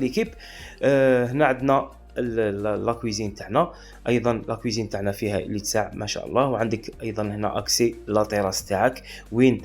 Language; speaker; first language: Arabic; native; Arabic